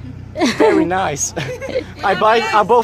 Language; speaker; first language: English; non-native, learner; Polish